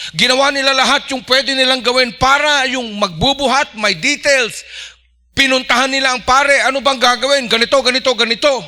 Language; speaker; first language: Filipino; non-native, local second language; Iloko